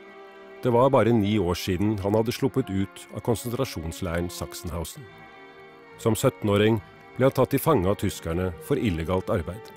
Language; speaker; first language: Norwegian; native; Norwegian